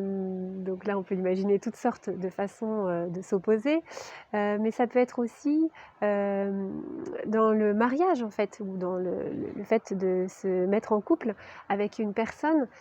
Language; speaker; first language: French; native; French